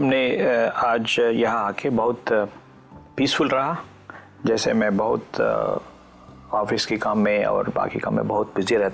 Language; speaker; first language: Hindi; non-native, local second language; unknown